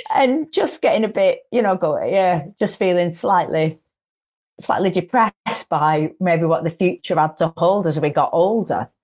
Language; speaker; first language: English; native; English